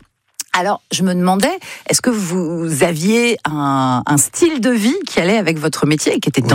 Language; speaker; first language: French; native; French